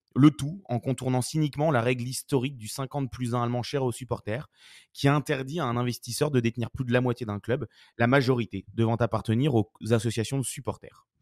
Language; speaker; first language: French; native; French